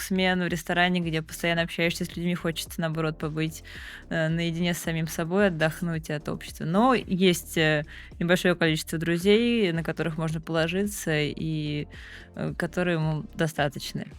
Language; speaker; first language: Russian; native; Russian